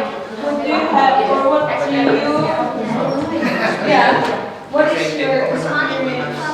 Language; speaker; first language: English; non-native, learner; Indonesian